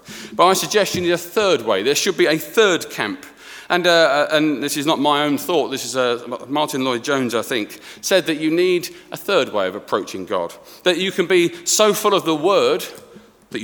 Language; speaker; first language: English; native; English